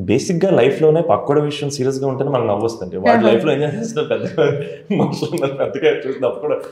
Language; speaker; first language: Telugu; native; Telugu